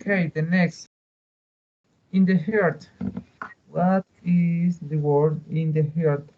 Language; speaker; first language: English; non-native, learner; Spanish